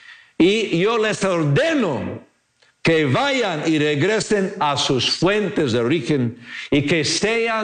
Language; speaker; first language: Spanish; non-native, fluent; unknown